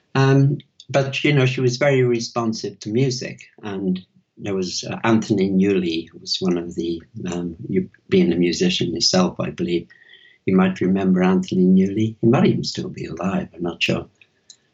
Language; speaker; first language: English; native; English